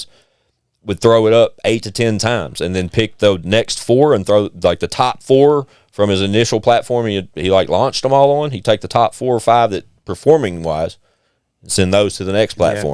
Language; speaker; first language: English; native; English